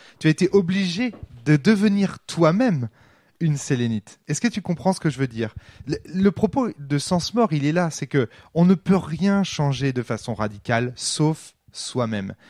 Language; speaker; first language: French; native; French